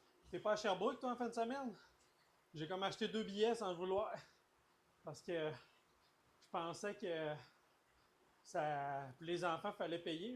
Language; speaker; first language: French; native; French